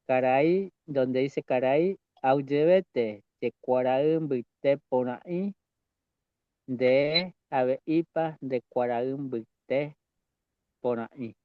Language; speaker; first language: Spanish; non-native, local second language; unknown